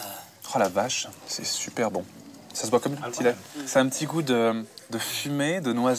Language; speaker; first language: French; native; French